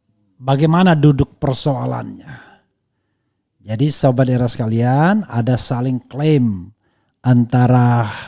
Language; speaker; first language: Indonesian; native; Indonesian